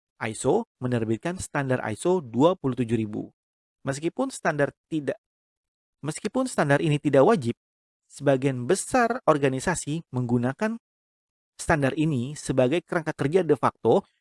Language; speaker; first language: Indonesian; native; Indonesian